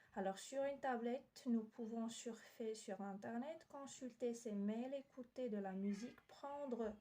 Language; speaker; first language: French; non-native, local second language; Arabic